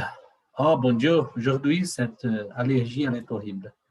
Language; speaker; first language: French; non-native, learner; Portuguese